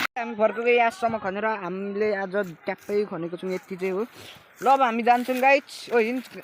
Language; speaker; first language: Nepali; non-native, local second language; Limbu